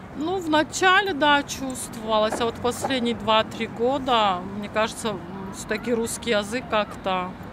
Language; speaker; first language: Russian; native; Russian